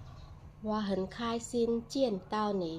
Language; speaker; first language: Chinese; non-native, fluent; Khmer